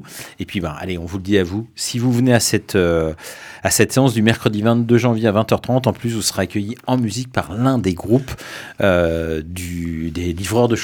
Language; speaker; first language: French; native; French